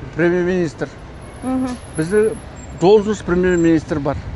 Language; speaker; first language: Russian; non-native, local second language; Kazakh